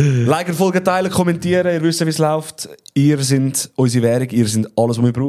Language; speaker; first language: German; native; German